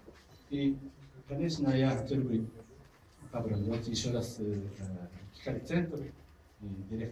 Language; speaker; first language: Russian; non-native, fluent; Japanese